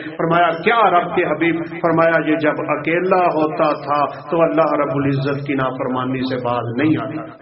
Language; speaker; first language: Urdu; non-native, local second language; Punjabi